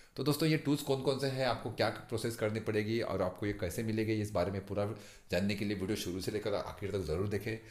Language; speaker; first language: Hindi; non-native, local second language; Marathi